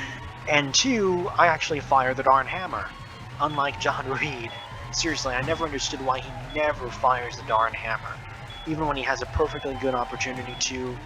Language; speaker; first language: English; native; English